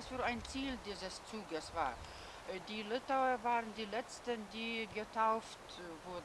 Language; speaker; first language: German; non-native, fluent; Lithuanian